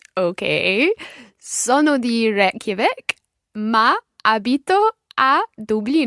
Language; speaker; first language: Italian; non-native, learner; English